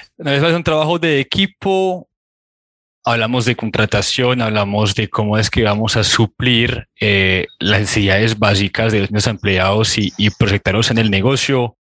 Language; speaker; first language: Spanish; non-native, fluent; French